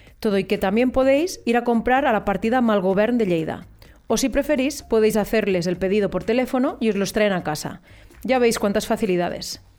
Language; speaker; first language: Spanish; non-native, local second language; Catalan